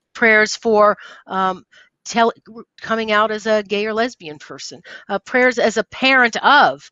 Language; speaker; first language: English; native; English